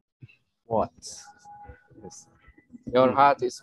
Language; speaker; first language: English; non-native, learner; Indonesian